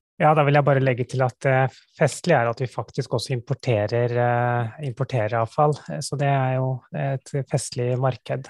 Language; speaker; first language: Norwegian; native; Norwegian